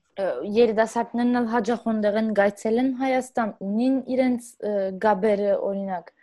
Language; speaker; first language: Armenian; early bilingual, heritage; Armenian